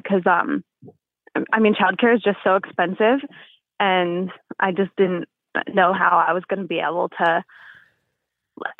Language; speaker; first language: English; native; English